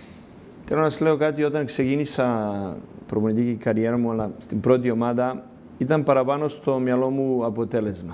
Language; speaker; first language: Greek; non-native, learner; Serbian